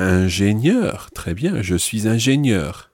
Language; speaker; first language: French; non-native, fluent; English